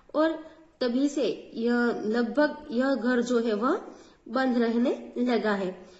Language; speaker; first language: Hindi; non-native, local second language; Gujarati